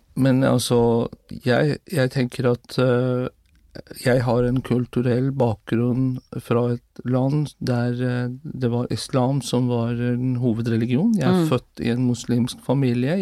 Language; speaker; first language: Norwegian; non-native, fluent; Persian